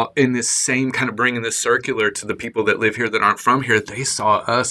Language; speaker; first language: English; native; English